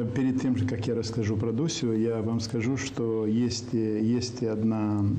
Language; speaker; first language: Russian; non-native, local second language; Romanian